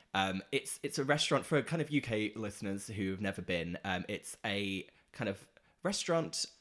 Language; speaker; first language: English; native; English